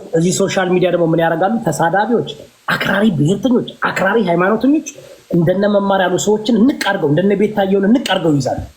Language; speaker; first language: Amharic; early bilingual, heritage; Amharic